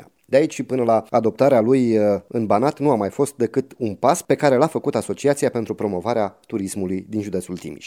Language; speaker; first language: Romanian; native; Romanian